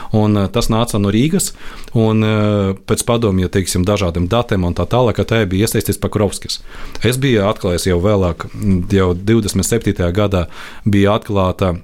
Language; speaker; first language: Latvian; non-native, local second language; Russian